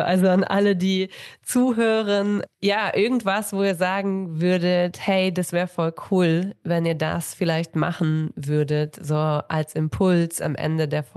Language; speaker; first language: German; native; German